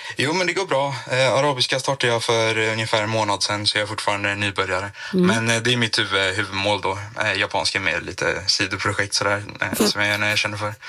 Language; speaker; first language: Swedish; native; Swedish